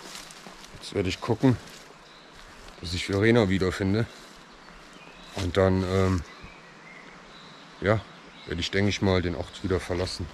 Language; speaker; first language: German; native; German